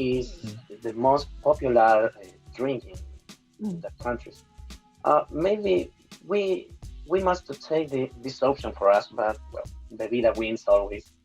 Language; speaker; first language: English; non-native, fluent; Spanish